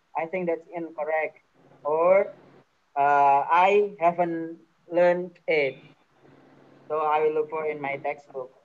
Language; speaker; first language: English; non-native, fluent; Indonesian